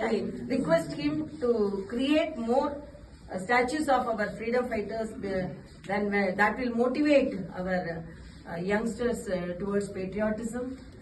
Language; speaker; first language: English; non-native, local second language; Tamil